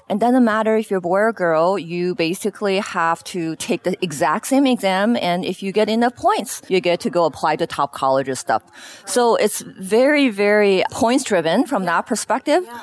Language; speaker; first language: English; non-native, fluent; Chinese